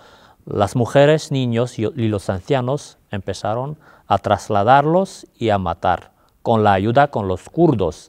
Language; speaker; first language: Spanish; non-native, fluent; Armenian